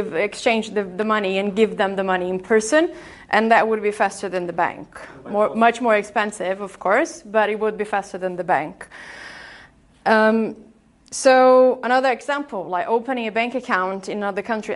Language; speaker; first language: English; non-native, fluent; Portuguese